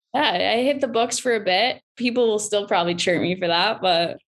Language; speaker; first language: English; native; English